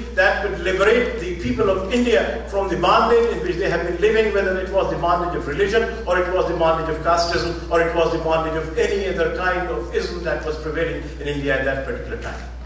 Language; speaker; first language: English; non-native, local second language; Urdu